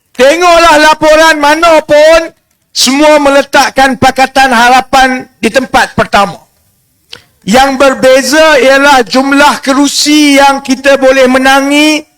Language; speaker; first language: Malay; native; Malay